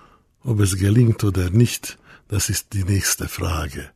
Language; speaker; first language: German; non-native, fluent; Hungarian